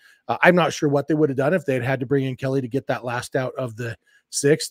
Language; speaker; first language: English; native; English